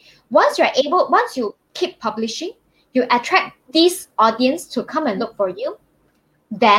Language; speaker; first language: English; non-native, local second language; Chinese